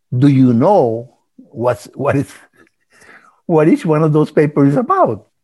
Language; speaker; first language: English; early bilingual, other home language; Spanish